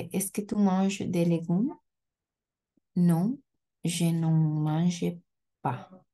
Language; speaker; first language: French; non-native, learner; Spanish